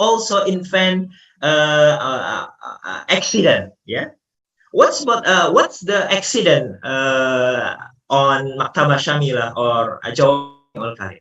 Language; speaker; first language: English; non-native, fluent; Indonesian